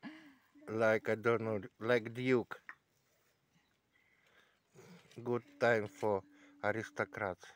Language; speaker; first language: English; non-native, learner; Russian